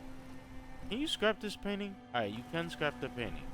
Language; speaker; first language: English; native; English